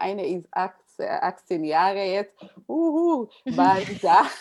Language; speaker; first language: German; non-native, learner; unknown